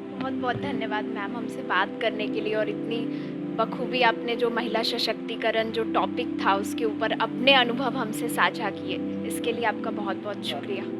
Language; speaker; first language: Hindi; native; Hindi